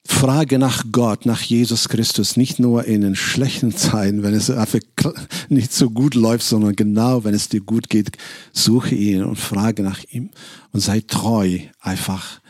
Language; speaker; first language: German; non-native, fluent; Arabic